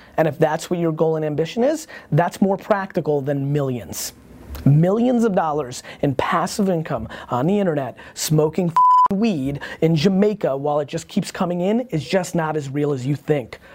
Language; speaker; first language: English; early bilingual, other home language; Russian